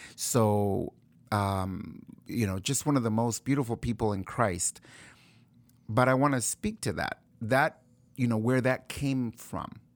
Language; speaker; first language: English; early bilingual, other home language; Spanish